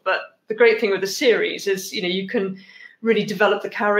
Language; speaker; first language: English; native; English